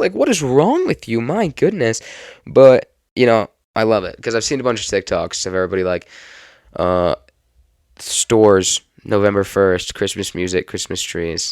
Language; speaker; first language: English; native; English